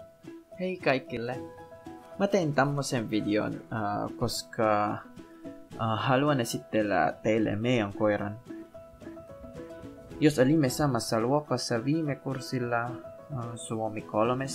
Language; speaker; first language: Finnish; non-native, learner; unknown